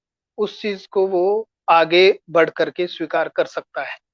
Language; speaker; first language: Hindi; native; Hindi